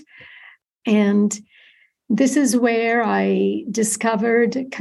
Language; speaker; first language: English; non-native, local second language; Malayalam